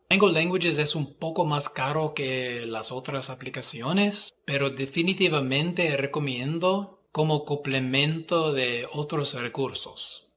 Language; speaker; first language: Spanish; non-native, fluent; English